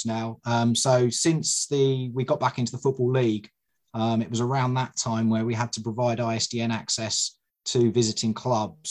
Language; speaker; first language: English; native; English